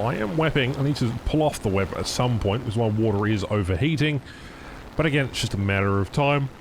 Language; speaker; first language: English; native; English